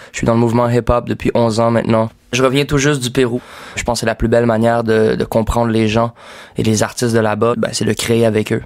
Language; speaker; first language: French; native; French